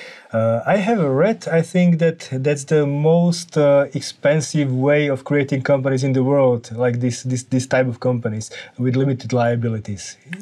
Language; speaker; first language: English; non-native, fluent; Slovak